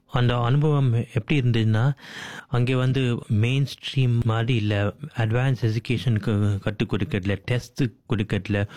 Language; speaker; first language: Tamil; early bilingual, heritage; Tamil